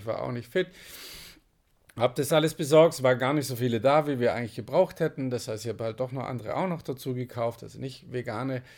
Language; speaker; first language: German; native; German